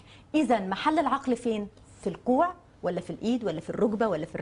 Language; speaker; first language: Arabic; native; Arabic